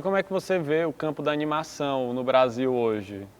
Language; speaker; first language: Portuguese; native; Portuguese